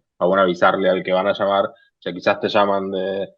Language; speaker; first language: Spanish; native; Spanish